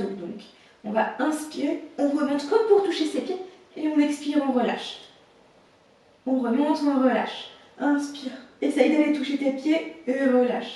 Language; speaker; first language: French; native; French